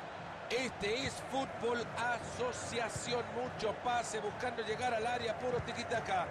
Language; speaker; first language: Spanish; native; Spanish